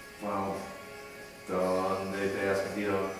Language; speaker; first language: Spanish; non-native, learner; English